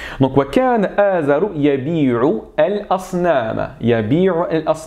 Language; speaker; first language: Arabic; non-native, fluent; French